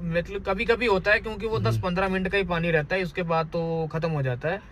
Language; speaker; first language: Hindi; native; Hindi